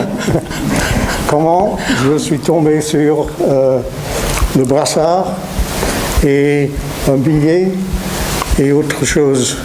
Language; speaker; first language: French; non-native, fluent; English